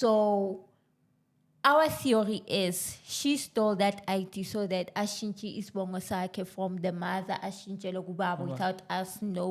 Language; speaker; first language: English; non-native, local second language; Zulu